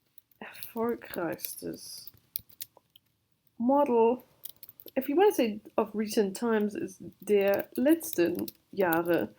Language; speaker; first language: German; non-native, fluent; English